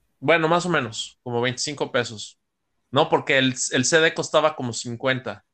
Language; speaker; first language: Spanish; native; Spanish